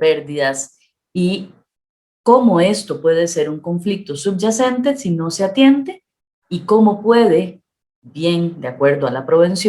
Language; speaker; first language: Spanish; native; Spanish